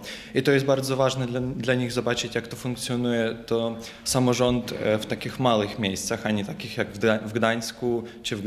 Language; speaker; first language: Polish; non-native, fluent; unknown